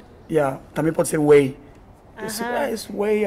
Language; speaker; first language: Portuguese; native; Portuguese